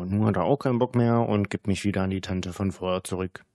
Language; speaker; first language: German; native; German